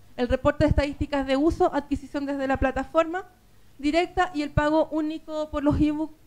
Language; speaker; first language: Spanish; native; Spanish